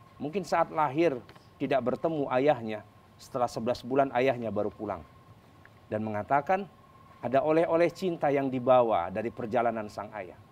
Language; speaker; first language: Indonesian; native; Indonesian